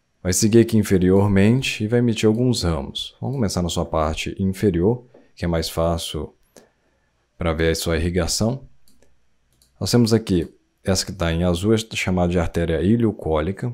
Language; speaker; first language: Portuguese; native; Portuguese